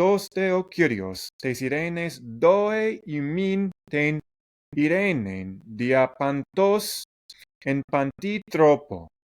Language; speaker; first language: Greek; non-native, fluent; English